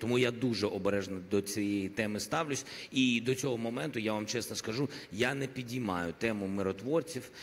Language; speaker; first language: Ukrainian; non-native, local second language; Russian